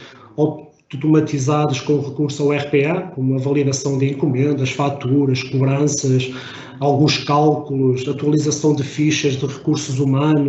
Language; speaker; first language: Portuguese; native; Portuguese